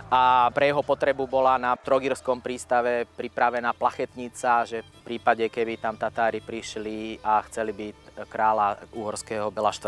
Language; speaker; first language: Slovak; native; Slovak